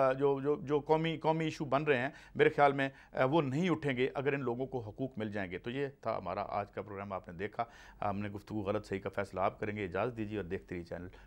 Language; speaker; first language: Urdu; non-native, local second language; Punjabi